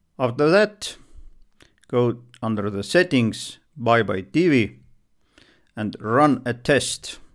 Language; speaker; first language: English; non-native, fluent; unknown